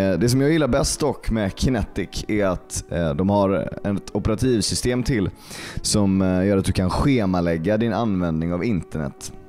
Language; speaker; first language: Swedish; native; Swedish